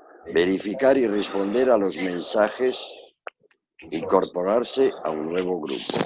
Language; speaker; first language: Spanish; native; Spanish